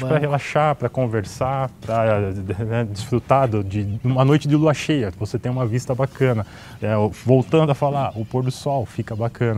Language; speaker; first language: Portuguese; native; Portuguese